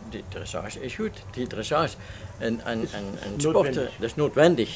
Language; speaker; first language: German; non-native, learner; Dutch